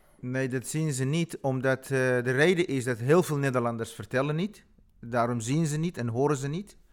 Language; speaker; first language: Dutch; non-native, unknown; Kurdish